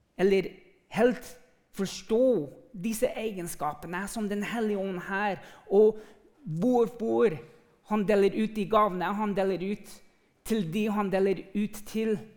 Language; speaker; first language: Norwegian; non-native, fluent; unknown